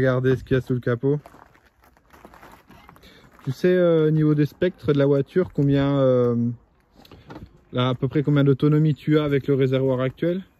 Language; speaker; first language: French; native; French